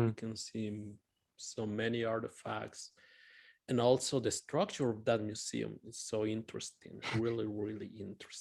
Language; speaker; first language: English; non-native, fluent; Spanish